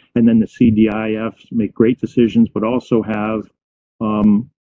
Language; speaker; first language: English; native; English